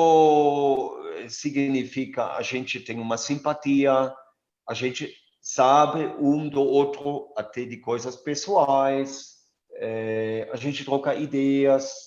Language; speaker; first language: Portuguese; non-native, fluent; German